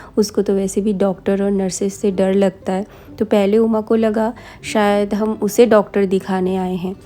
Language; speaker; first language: Hindi; non-native, local second language; Bangla